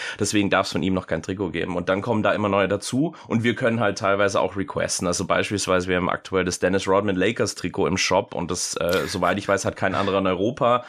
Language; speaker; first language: German; early bilingual, other home language; English